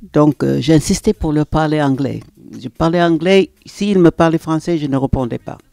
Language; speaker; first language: French; non-native, fluent; English